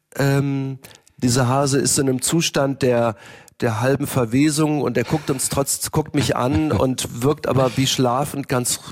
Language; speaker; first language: German; native; German